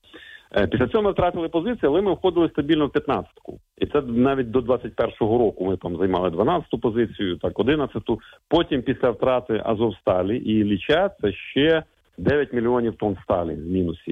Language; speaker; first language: Ukrainian; native; Ukrainian